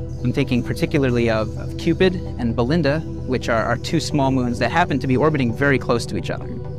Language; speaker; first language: English; native; English